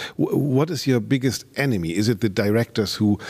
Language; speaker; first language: English; non-native, fluent; German